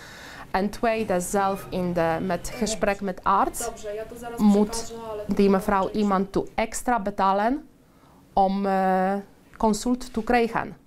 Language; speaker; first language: Dutch; non-native, learner; Polish